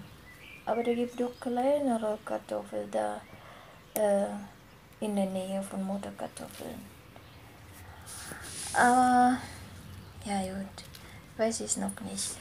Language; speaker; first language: German; non-native, fluent; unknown